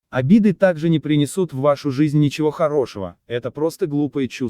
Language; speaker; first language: Russian; native; Russian